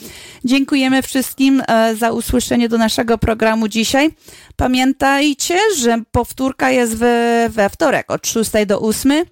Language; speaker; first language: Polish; early bilingual, heritage; English